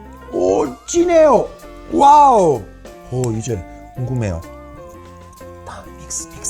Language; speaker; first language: Korean; non-native, learner; Italian